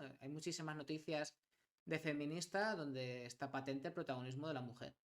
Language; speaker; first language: Spanish; native; Spanish